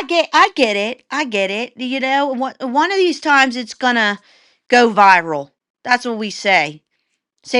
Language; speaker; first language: English; native; English